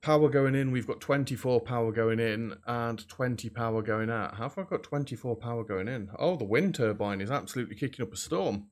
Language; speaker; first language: English; native; English